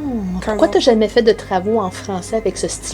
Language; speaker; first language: French; native; French